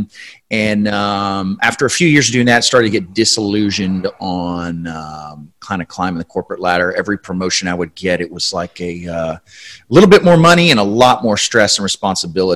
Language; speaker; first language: English; native; English